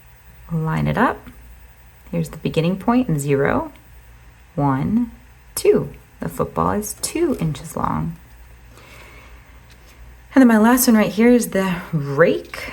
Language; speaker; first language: English; native; English